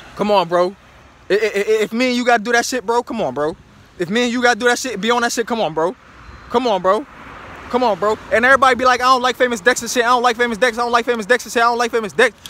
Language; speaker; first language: English; native; English